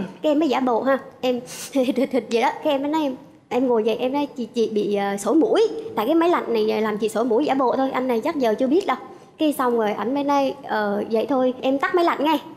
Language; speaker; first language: Vietnamese; native; Vietnamese